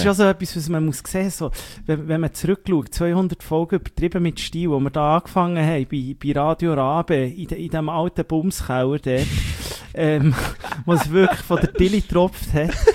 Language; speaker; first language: German; native; German